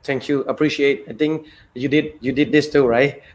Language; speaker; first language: English; non-native, fluent; Khmer